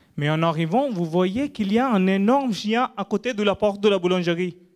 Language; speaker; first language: French; non-native, fluent; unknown